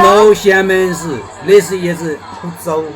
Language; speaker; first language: English; non-native, learner; Chinese